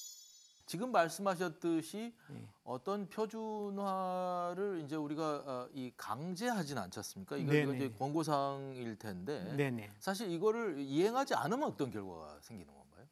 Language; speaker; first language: Korean; native; Korean